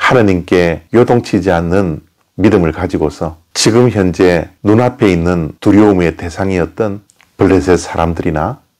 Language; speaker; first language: Korean; native; Korean